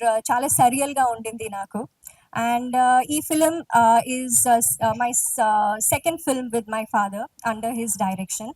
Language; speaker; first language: Telugu; non-native, local second language; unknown